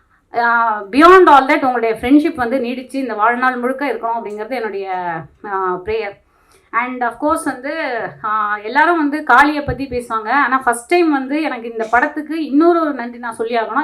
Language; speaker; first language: Tamil; native; Tamil